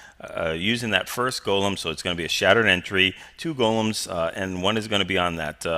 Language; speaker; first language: English; native; English